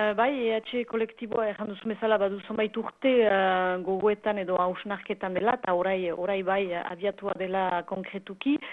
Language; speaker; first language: Basque; native; Basque